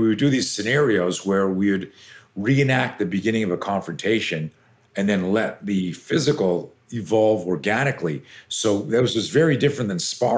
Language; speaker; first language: English; native; English